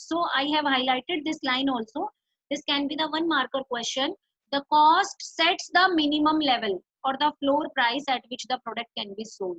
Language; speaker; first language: English; non-native, local second language; Hindi